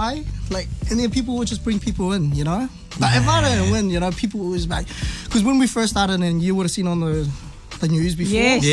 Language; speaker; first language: English; native; English